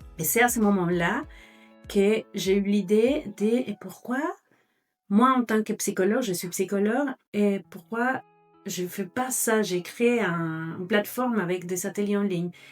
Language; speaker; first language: French; non-native, fluent; Spanish